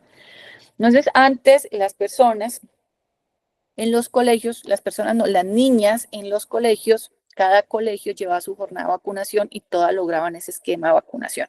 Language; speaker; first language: Spanish; native; Spanish